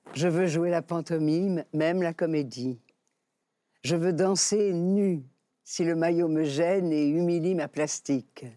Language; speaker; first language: French; native; French